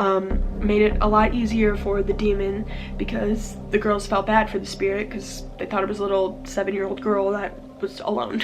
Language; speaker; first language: English; native; English